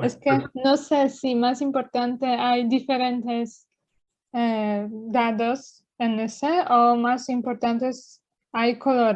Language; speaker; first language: Spanish; non-native, learner; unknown